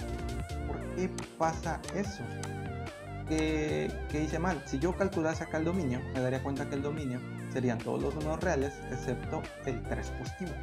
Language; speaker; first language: Spanish; native; Spanish